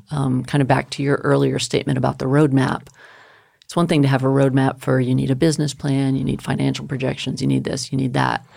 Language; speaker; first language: English; native; English